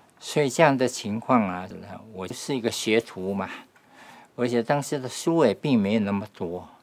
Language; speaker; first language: Chinese; native; Chinese